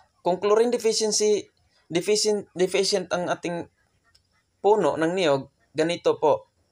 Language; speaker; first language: Filipino; non-native, local second language; Cebuano